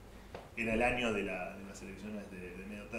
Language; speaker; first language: Spanish; native; Spanish